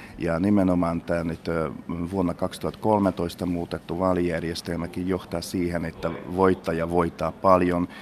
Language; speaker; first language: Finnish; non-native, fluent; Hungarian